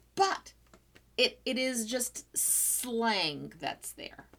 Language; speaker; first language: English; non-native, fluent; Portuguese